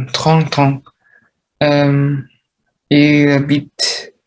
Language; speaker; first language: French; non-native, learner; Vietnamese